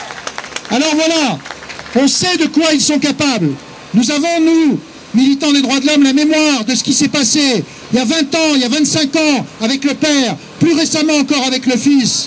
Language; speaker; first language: French; native; French